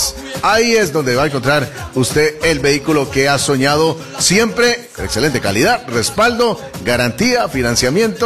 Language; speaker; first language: Spanish; native; Spanish